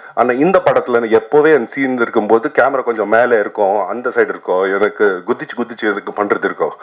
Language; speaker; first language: Tamil; non-native, fluent; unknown